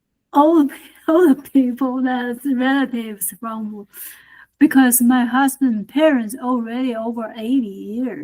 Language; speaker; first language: English; non-native, learner; Chinese